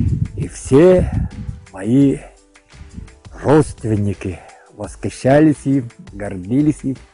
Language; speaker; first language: Russian; non-native, local second language; Yakut